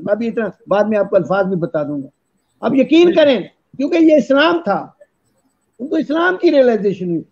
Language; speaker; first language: Urdu; non-native, local second language; Punjabi